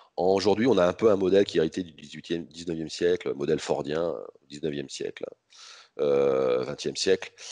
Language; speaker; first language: French; native; French